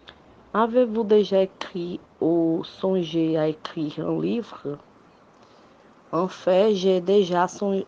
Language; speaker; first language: French; non-native, learner; Portuguese